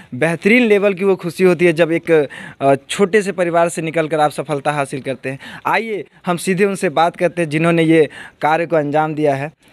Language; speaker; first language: Hindi; native; Hindi